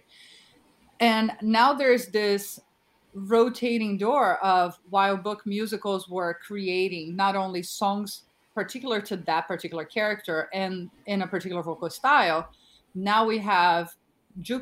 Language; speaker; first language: English; non-native, fluent; Portuguese